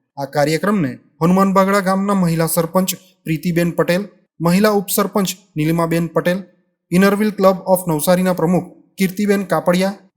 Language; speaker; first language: Gujarati; native; Gujarati